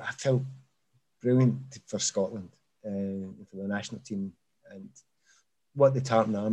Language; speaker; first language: English; native; English